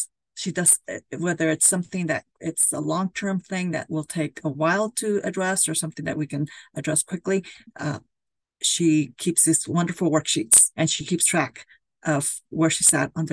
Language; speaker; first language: English; early bilingual, other home language; Spanish